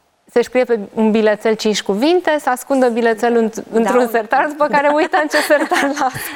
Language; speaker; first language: Romanian; native; Romanian